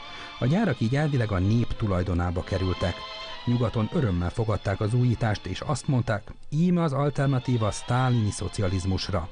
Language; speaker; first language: Hungarian; native; Hungarian